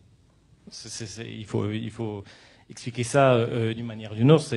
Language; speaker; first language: French; non-native, local second language; Arabic